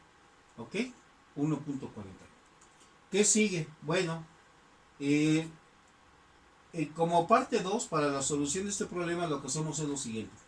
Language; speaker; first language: Spanish; native; Spanish